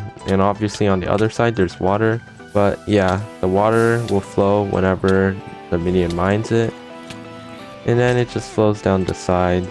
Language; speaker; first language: English; native; English